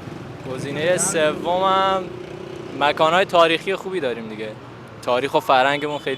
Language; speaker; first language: Persian; native; Persian